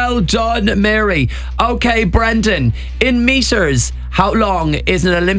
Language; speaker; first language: English; native; English